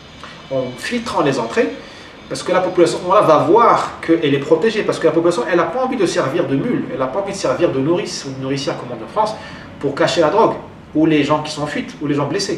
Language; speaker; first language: French; non-native, local second language; Arabic